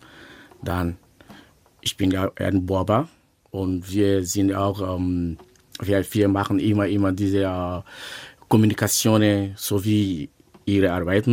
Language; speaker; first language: German; non-native, learner; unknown